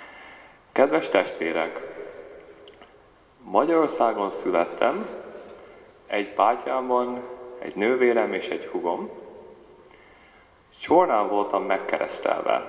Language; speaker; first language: Hungarian; early bilingual, heritage; Hungarian